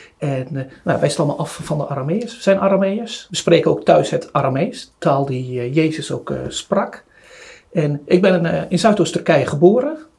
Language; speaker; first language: Dutch; early bilingual, other home language; Turoyo